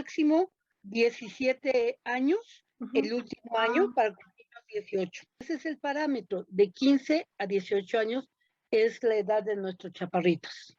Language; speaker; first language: Spanish; native; Spanish